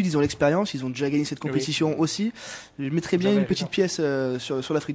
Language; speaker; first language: French; native; French